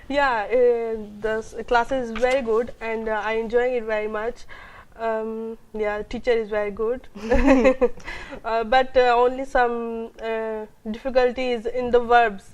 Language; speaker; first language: English; non-native, local second language; Urdu